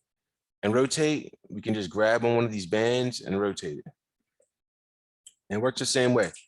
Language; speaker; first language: English; native; English